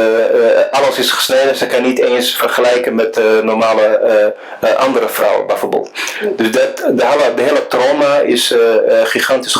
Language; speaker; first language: Dutch; non-native, fluent; Somali